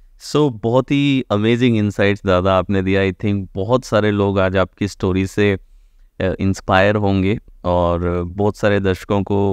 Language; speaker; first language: Hindi; native; Hindi